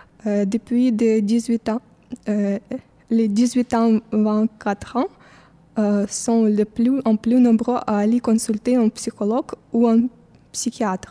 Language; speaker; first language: French; non-native, fluent; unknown